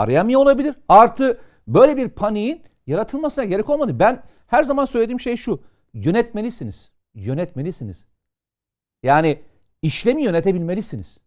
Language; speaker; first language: Turkish; native; Turkish